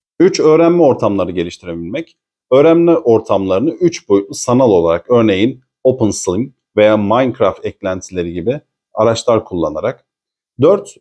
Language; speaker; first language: Turkish; native; Turkish